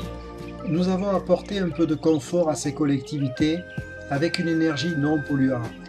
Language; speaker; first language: French; native; French